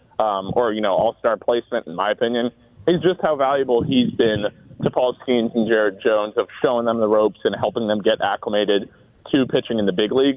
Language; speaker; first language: English; native; English